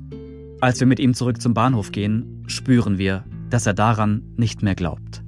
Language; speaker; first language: German; native; German